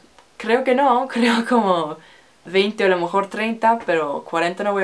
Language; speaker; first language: Spanish; non-native, learner; Finnish